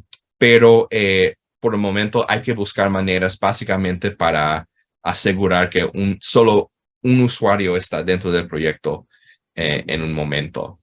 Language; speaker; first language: Spanish; non-native, fluent; English